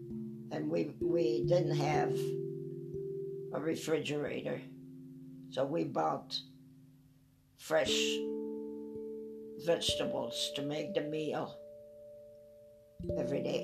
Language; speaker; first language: English; non-native, fluent; French